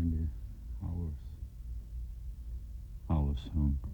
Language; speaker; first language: English; non-native, learner; Russian